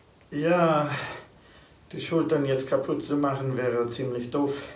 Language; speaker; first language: German; native; German